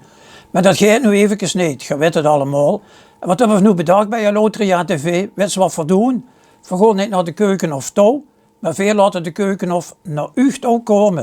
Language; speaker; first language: Dutch; native; Dutch